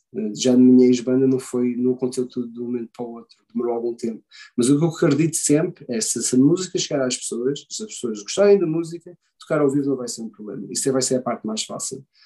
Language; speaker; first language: Portuguese; early bilingual, heritage; Portuguese